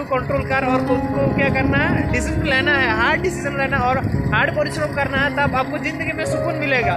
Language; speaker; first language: Hindi; non-native, local second language; Odia